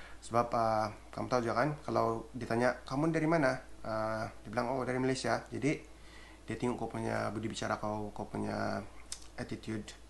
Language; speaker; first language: Malay; native; Malay